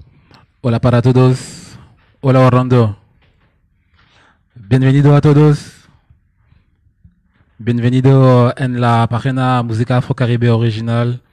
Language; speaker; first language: Spanish; non-native, learner; French